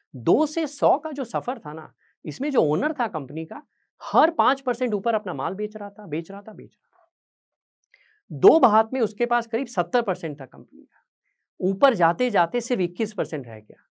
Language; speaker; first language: Hindi; native; Hindi